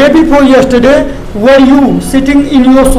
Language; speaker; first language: English; non-native, local second language; Hindi